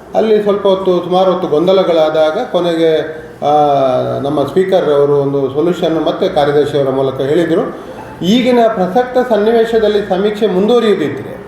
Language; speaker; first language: Kannada; non-native, local second language; Tulu